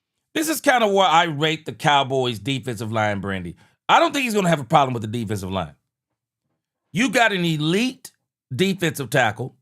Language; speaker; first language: English; native; English